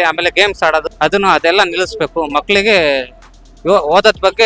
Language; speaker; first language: Kannada; native; Kannada